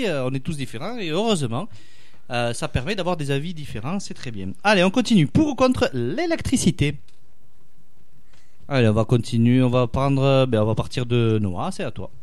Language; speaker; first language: French; native; French